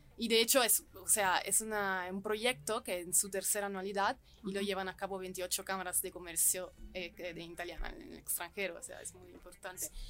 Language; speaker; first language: Spanish; non-native, fluent; Italian